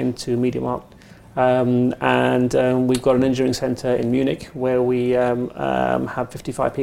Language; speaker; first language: English; native; English